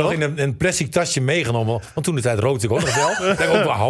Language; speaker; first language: Dutch; native; Dutch